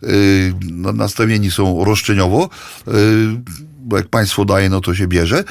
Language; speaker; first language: Polish; native; Polish